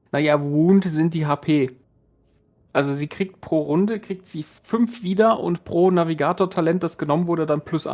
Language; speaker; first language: German; native; German